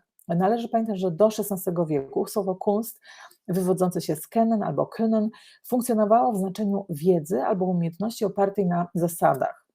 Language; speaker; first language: Polish; native; Polish